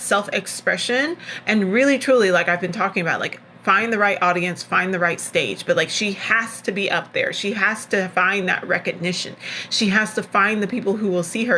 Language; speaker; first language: English; native; English